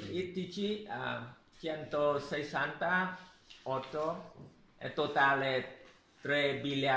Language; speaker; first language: Italian; non-native, learner; Vietnamese